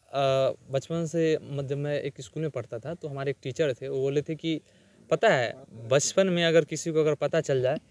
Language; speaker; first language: Hindi; native; Hindi